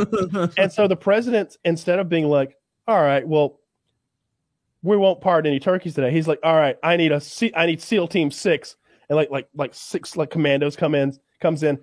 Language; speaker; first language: English; native; English